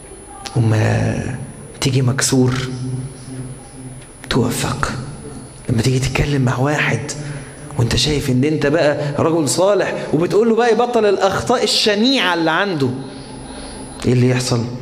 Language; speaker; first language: Arabic; native; Arabic